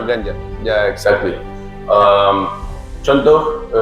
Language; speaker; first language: Indonesian; non-native, learner; Spanish